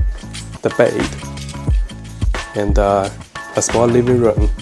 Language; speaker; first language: English; non-native, learner; Chinese